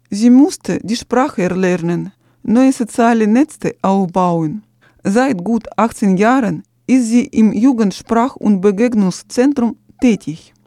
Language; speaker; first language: German; non-native, fluent; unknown